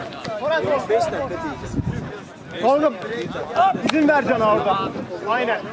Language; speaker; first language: Turkish; native; Turkish